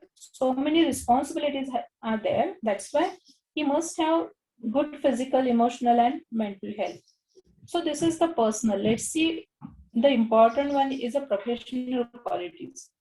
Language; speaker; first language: English; non-native, local second language; Marathi